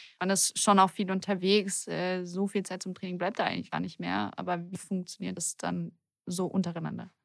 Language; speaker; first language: German; native; German